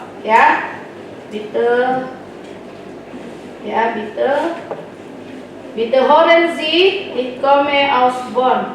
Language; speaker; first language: German; non-native, learner; Indonesian